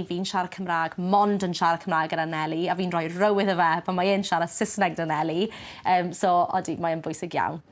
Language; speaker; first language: Welsh; native; Welsh